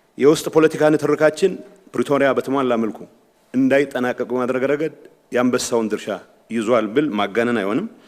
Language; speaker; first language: Amharic; non-native, local second language; Tigrinya